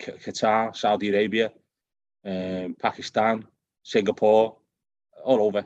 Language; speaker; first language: English; native; English